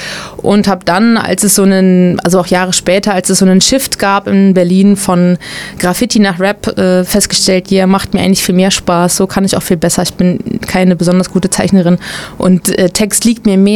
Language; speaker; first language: German; native; German